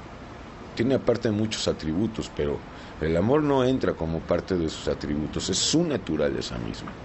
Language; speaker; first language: Spanish; native; Spanish